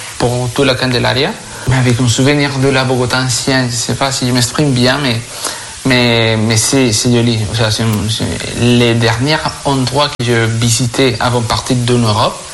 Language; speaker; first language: French; non-native, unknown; Spanish